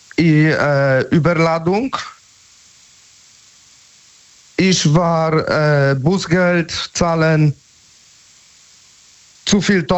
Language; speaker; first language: German; non-native, learner; Polish